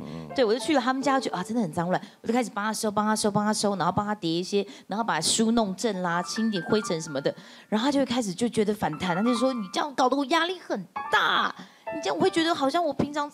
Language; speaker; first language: Chinese; native; Chinese